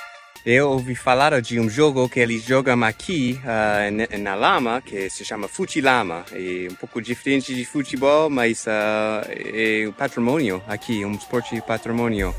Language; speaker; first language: Portuguese; non-native, fluent; English